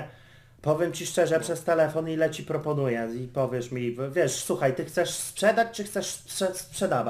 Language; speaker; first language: Polish; native; Polish